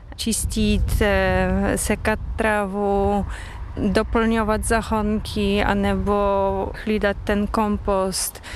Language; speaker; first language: Czech; non-native, fluent; Polish